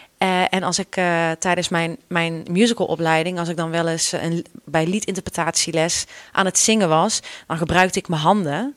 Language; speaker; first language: Dutch; native; Dutch